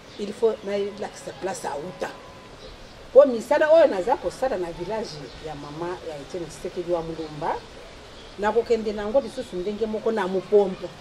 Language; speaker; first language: Lingala; non-native, local second language; Luba-Lulua